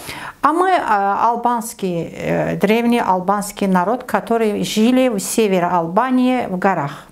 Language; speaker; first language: Russian; non-native, learner; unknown